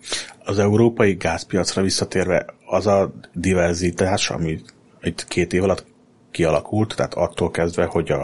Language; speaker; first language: Hungarian; native; Hungarian